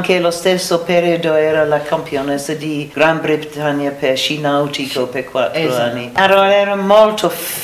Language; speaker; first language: Italian; non-native, learner; English